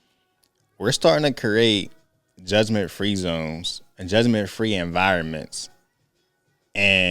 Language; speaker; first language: English; native; English